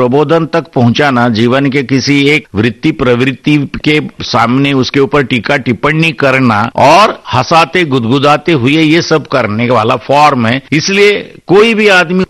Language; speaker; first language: Hindi; non-native, local second language; Marathi